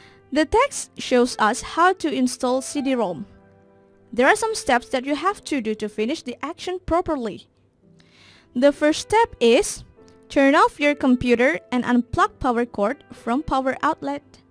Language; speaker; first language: English; non-native, fluent; Indonesian